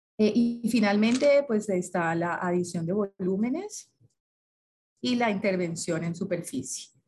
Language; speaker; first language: Spanish; native; Spanish